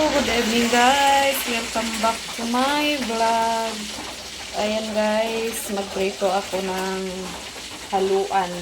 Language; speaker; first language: Filipino; non-native, local second language; Cebuano